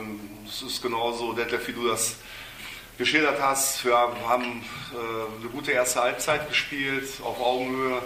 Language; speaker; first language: German; native; German